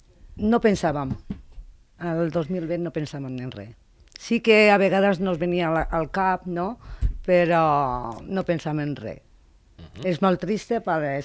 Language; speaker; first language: Catalan; non-native, local second language; Spanish